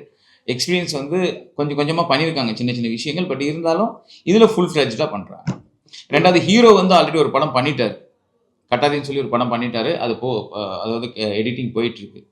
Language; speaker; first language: Tamil; native; Tamil